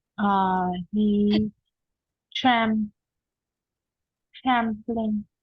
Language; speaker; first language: English; non-native, learner; Vietnamese